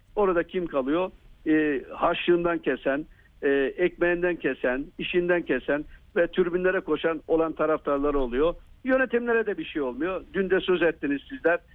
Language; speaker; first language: Turkish; native; Turkish